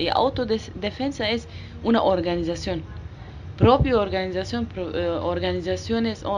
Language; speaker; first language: Spanish; non-native, learner; Kurdish